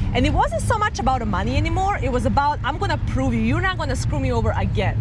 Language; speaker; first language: English; non-native, fluent; Serbian